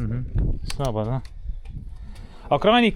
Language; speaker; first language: Russian; non-native, fluent; Estonian